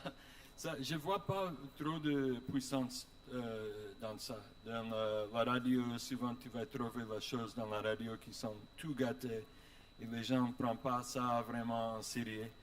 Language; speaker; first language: French; non-native, learner; English